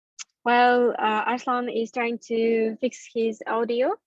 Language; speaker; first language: English; non-native, fluent; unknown